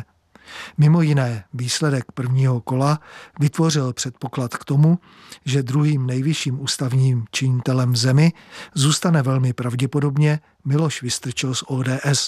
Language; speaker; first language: Czech; native; Czech